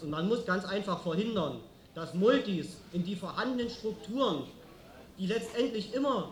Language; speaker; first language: German; native; German